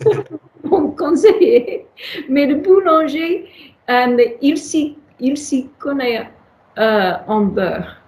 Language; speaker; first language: French; non-native, learner; English